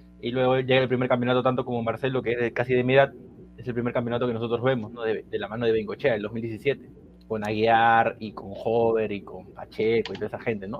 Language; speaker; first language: Spanish; native; Spanish